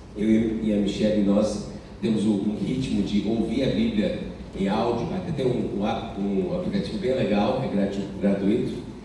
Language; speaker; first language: Portuguese; non-native, fluent; English